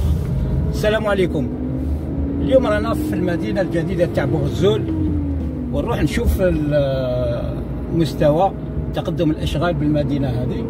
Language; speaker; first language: Arabic; native; Arabic